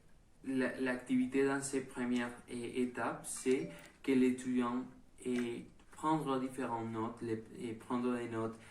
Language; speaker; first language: French; non-native, learner; Spanish